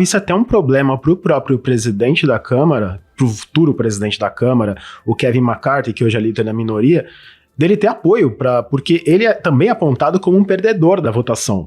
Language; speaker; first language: Portuguese; native; Portuguese